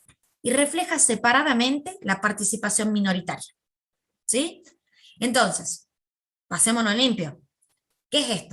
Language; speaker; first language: Spanish; native; Spanish